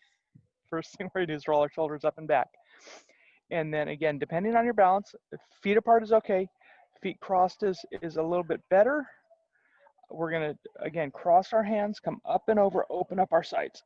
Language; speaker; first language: English; native; English